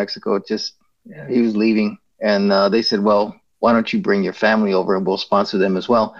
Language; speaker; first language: English; early bilingual, other home language; Spanish